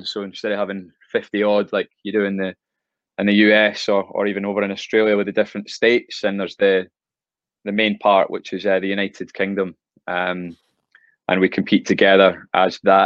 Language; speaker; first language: English; native; English